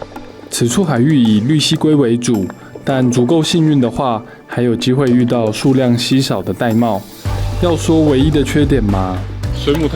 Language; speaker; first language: Chinese; native; Chinese